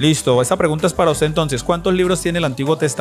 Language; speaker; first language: Spanish; native; Spanish